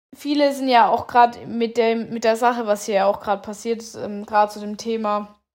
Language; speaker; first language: German; native; German